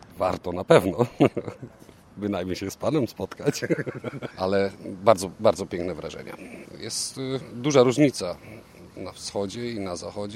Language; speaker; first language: Polish; early bilingual, heritage; Polish